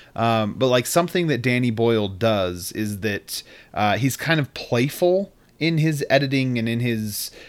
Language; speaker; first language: English; native; English